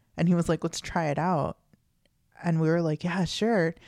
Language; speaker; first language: English; early bilingual, other home language; Filipino